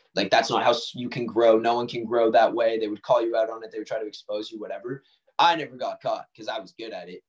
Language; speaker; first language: English; native; English